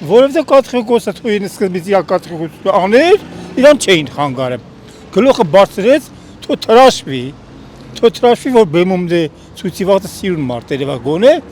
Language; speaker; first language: Armenian; native; Armenian